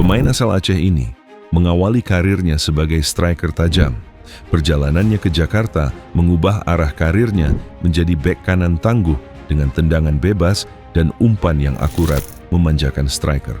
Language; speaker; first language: Indonesian; native; Indonesian